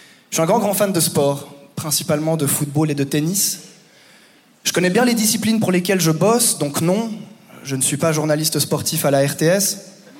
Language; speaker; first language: French; native; French